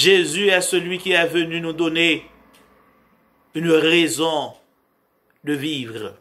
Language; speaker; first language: French; non-native, local second language; Haitian Creole